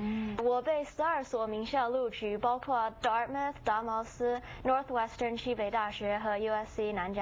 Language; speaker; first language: Chinese; early bilingual, heritage; Chinese